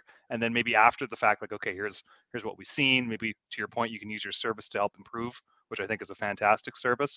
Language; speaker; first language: English; native; English